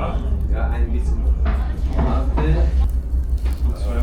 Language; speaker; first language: German; non-native, learner; Turkish